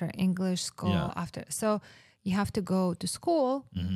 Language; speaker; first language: English; non-native, fluent; Russian